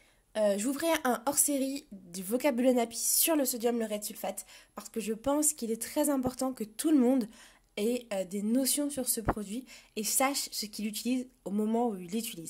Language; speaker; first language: French; native; French